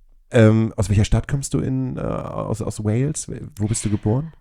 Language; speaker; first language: German; native; German